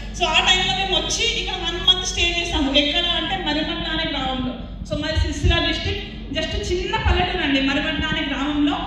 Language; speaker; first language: Telugu; early bilingual, other home language; Hindi